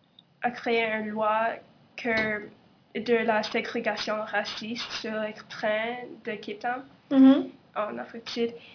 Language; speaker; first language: French; non-native, local second language; English